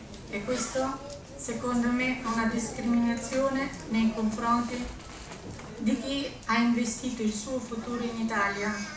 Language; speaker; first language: Italian; non-native, fluent; Albanian